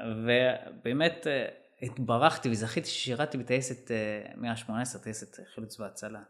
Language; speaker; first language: Hebrew; non-native, local second language; Arabic